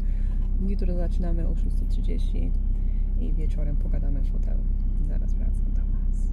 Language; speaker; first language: Polish; early bilingual, heritage; English